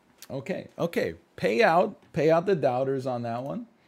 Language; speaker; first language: English; native; English